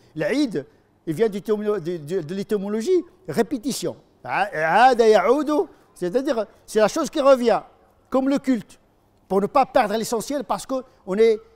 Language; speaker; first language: French; non-native, fluent; Arabic